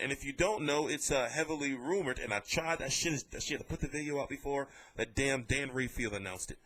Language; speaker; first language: English; native; English